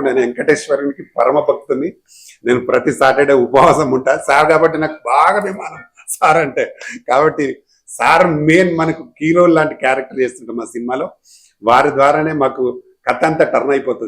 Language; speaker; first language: Telugu; native; Telugu